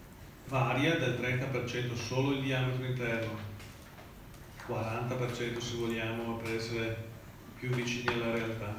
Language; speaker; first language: Italian; native; Italian